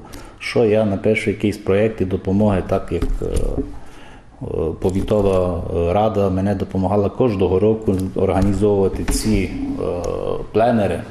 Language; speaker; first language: Ukrainian; early bilingual, heritage; Ukrainian